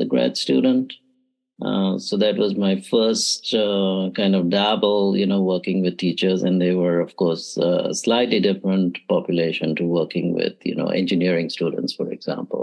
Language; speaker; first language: English; native; English